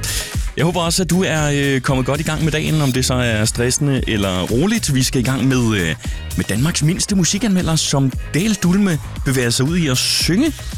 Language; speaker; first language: Danish; native; Danish